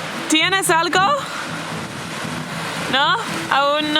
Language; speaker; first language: Spanish; non-native, learner; English